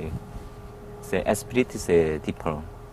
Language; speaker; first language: French; non-native, learner; Korean